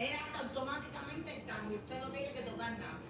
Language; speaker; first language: Spanish; native; Spanish